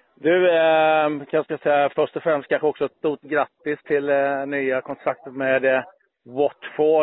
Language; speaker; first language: Swedish; native; Swedish